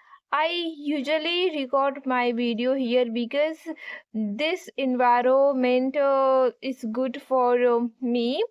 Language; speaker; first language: English; non-native, learner; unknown